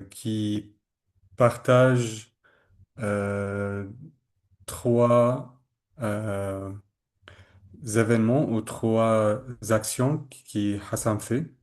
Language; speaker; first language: French; non-native, learner; Arabic